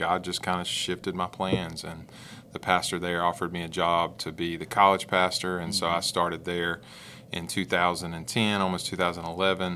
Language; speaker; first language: English; native; English